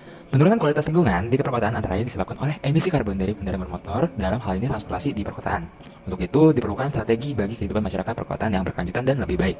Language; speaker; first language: Indonesian; native; Indonesian